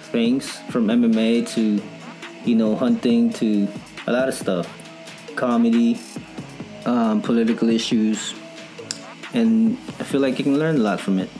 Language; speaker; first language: English; non-native, local second language; Filipino